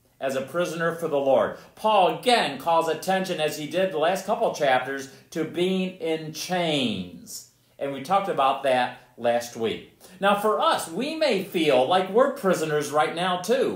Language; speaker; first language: English; native; English